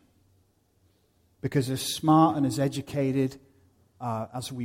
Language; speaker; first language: English; native; English